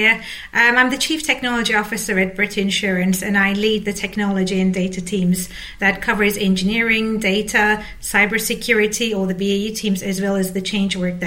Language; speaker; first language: English; non-native, fluent; Turkish